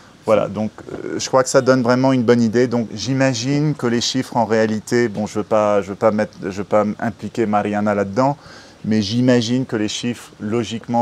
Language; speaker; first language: French; native; French